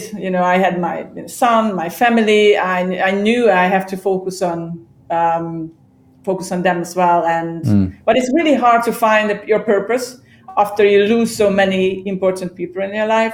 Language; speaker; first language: English; non-native, fluent; Hungarian